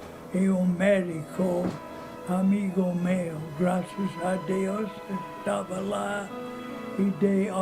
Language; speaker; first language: Portuguese; non-native, fluent; English